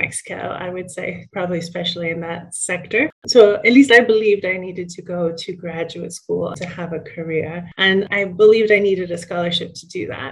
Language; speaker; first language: English; native; English